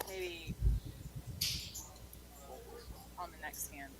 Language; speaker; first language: English; native; English